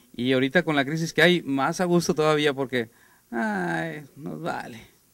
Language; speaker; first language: Spanish; native; Spanish